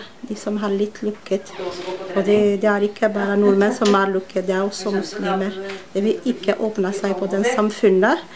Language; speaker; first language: Norwegian; non-native, learner; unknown